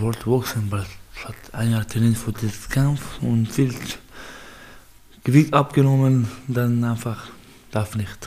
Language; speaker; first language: German; non-native, learner; Baluchi